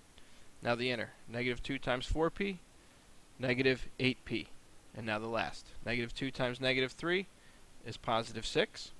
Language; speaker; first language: English; native; English